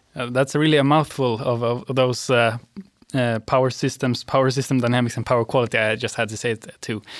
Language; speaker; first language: English; non-native, fluent; Swedish